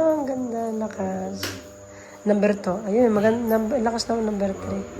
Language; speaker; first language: Filipino; native; Filipino